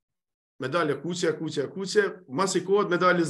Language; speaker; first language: Albanian; native; Albanian